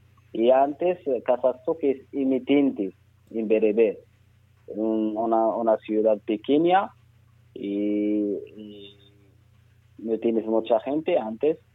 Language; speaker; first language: Spanish; non-native, learner; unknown